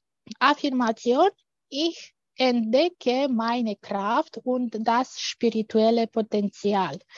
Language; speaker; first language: German; non-native, fluent; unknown